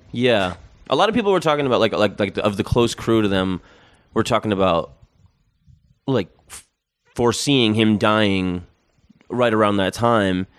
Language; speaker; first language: English; native; English